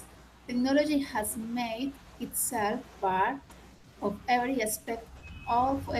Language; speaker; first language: English; non-native, learner; Spanish